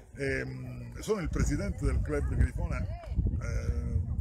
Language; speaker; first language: Italian; native; Italian